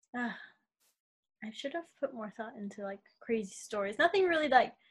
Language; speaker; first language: English; native; English